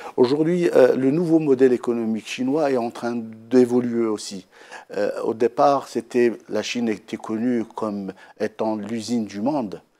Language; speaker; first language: French; non-native, local second language; Arabic